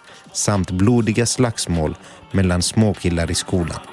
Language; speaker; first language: Swedish; native; Swedish